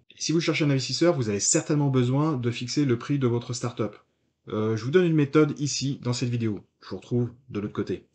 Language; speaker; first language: French; native; French